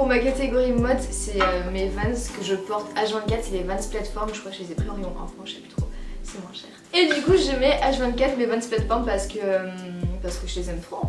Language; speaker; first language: French; native; French